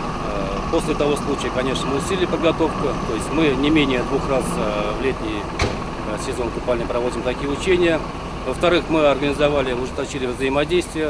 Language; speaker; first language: Russian; native; Russian